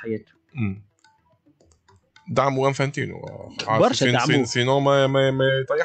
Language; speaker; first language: Arabic; native; Arabic